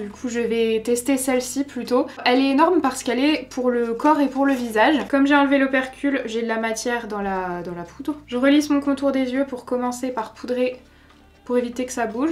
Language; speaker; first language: French; native; French